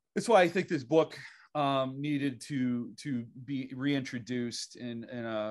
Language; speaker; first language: English; native; English